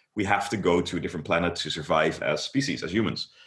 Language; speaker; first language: English; non-native, fluent; Dutch